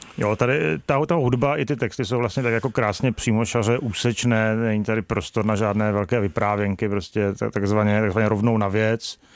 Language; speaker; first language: Czech; native; Czech